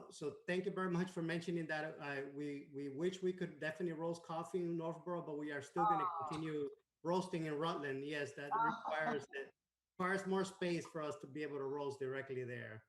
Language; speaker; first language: English; non-native, fluent; Spanish